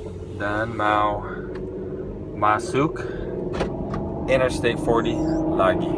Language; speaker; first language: Indonesian; non-native, fluent; English